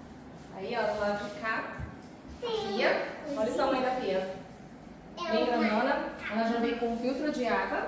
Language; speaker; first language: Portuguese; native; Portuguese